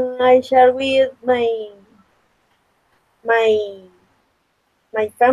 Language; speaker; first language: English; non-native, learner; Spanish